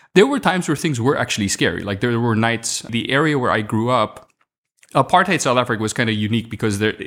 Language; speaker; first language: English; non-native, local second language; Afrikaans